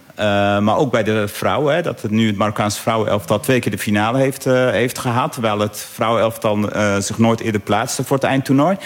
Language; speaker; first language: Dutch; early bilingual, other home language; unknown